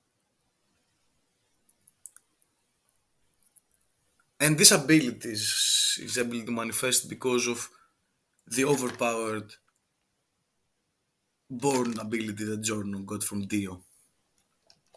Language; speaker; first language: English; non-native, fluent; Greek